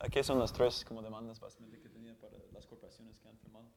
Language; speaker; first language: Spanish; non-native, fluent; English